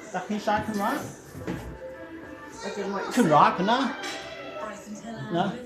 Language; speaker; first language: Welsh; non-native, learner; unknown